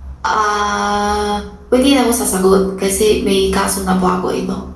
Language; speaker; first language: Filipino; non-native, learner; Chinese